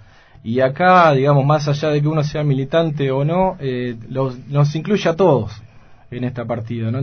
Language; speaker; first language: Spanish; native; Spanish